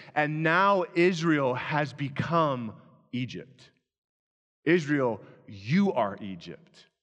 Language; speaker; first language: English; native; English